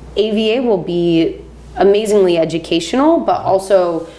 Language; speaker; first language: English; native; English